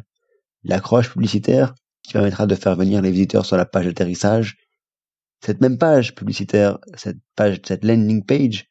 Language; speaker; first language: French; native; French